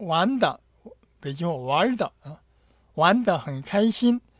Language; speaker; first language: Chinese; non-native, fluent; Korean